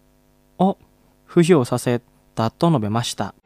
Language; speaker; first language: Japanese; non-native, fluent; Indonesian